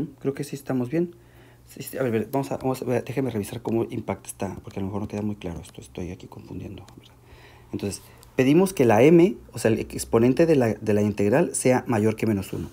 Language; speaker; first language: Spanish; native; Spanish